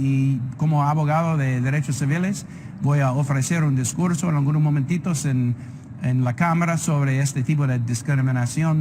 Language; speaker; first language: Spanish; non-native, fluent; English